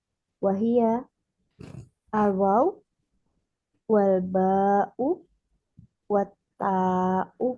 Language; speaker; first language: Arabic; non-native, learner; Indonesian